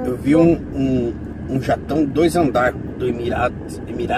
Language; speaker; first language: Portuguese; native; Portuguese